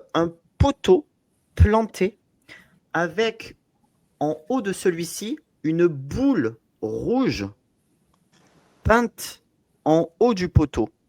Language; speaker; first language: French; native; French